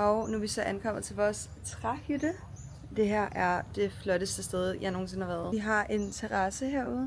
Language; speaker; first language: Danish; native; Danish